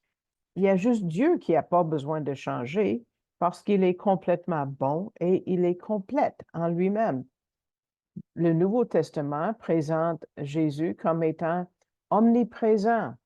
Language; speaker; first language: French; native; French